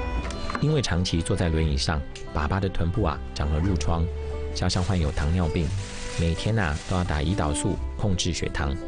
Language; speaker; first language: Chinese; native; Chinese